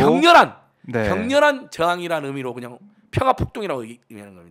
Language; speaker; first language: Korean; native; Korean